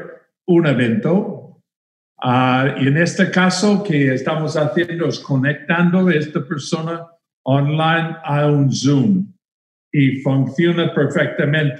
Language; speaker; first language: Spanish; non-native, fluent; English